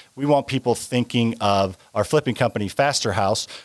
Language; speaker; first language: English; native; English